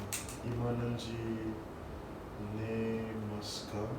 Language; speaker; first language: Japanese; non-native, learner; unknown